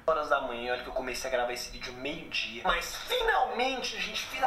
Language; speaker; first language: Portuguese; native; Portuguese